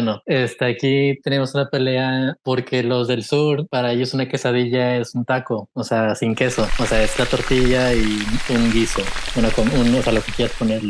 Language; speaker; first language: Spanish; native; Spanish